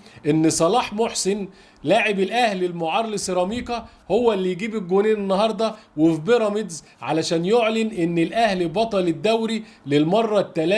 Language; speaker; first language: Arabic; native; Arabic